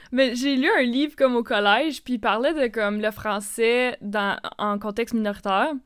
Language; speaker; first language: French; native; French